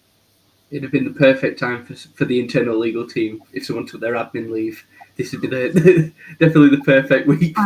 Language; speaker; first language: English; native; English